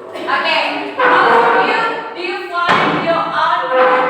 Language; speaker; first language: English; non-native, fluent; Indonesian